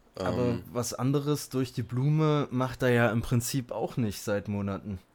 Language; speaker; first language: German; native; German